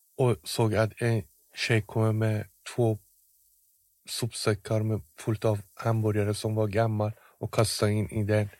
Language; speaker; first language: Swedish; non-native, fluent; Persian